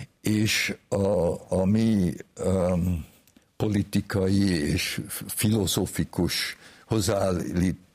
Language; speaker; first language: Hungarian; early bilingual, heritage; Hungarian